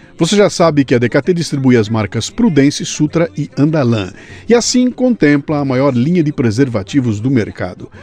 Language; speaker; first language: Portuguese; native; Portuguese